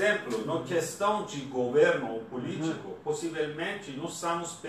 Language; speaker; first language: Portuguese; non-native, learner; Persian